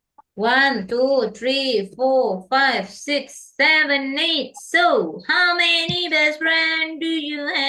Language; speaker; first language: English; non-native, learner; Indonesian